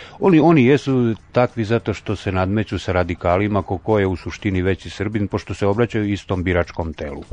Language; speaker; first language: Serbian; non-native, local second language; Rusyn